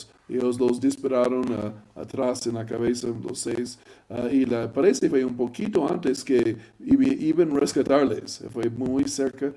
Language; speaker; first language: Spanish; non-native, fluent; English